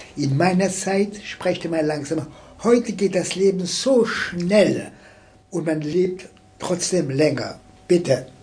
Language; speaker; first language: German; non-native, fluent; French